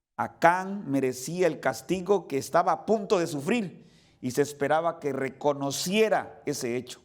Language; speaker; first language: Spanish; native; Spanish